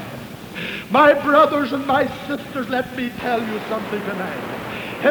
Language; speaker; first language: English; native; English